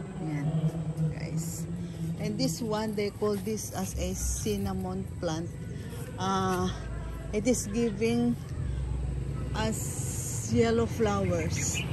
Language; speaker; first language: English; non-native, local second language; Filipino